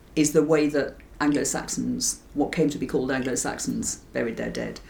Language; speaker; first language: English; native; English